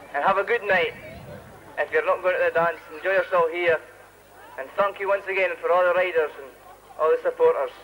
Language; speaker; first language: English; native; English